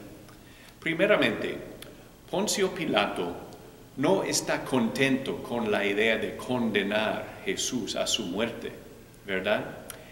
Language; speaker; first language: Spanish; non-native, fluent; English